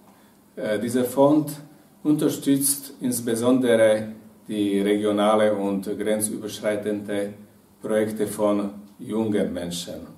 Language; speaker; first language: German; non-native, fluent; Slovak